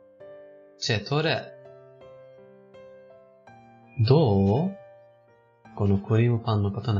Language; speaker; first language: Japanese; non-native, fluent; Persian